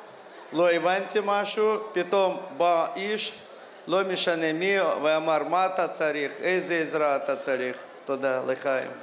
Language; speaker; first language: Hebrew; non-native, fluent; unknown